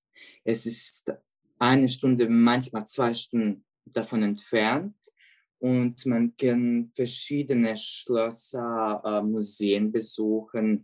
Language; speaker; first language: German; non-native, fluent; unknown